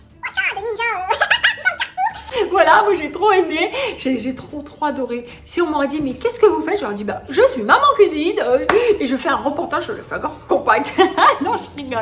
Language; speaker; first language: French; native; French